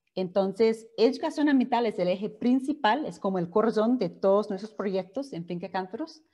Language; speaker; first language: Spanish; non-native, fluent; English